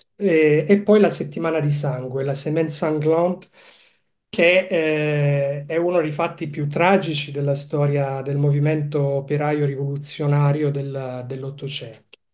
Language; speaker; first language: Italian; native; Italian